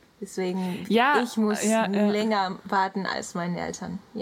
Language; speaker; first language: German; non-native, learner; Japanese